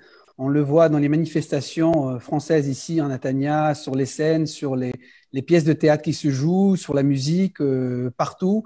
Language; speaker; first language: French; early bilingual, heritage; French